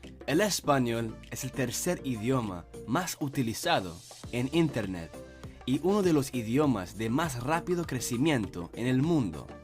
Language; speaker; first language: Spanish; non-native, fluent; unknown